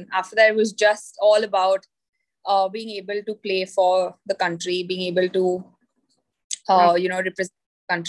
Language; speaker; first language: English; non-native, local second language; Marathi